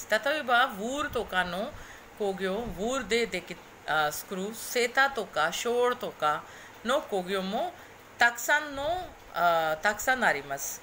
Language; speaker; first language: Japanese; non-native, fluent; Hindi